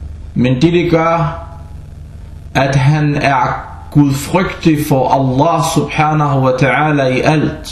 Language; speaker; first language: Danish; early bilingual, other home language; Arabic